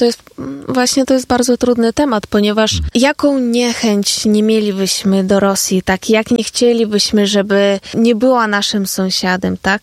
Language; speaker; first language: Polish; non-native, fluent; Ukrainian